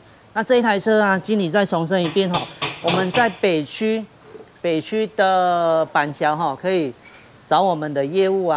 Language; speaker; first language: Chinese; native; Chinese